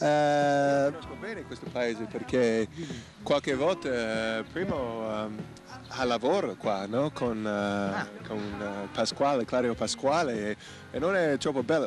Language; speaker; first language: Italian; non-native, learner; English